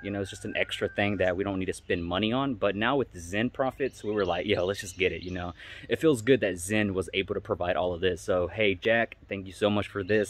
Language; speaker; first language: English; native; English